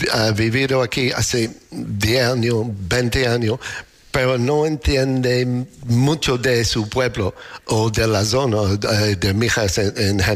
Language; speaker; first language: Spanish; non-native, learner; English